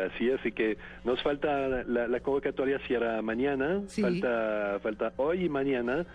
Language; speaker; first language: Spanish; non-native, fluent; French